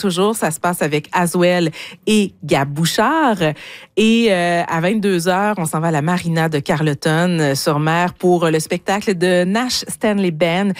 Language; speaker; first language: French; native; French